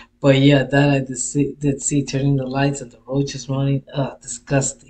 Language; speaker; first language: English; early bilingual, other home language; Spanish